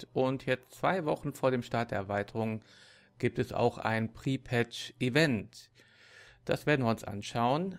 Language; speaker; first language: German; native; German